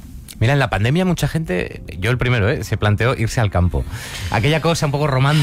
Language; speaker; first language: Spanish; native; Spanish